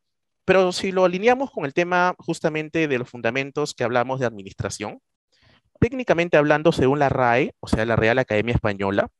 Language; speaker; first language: Spanish; native; Spanish